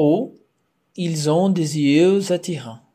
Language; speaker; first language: French; non-native, fluent; Portuguese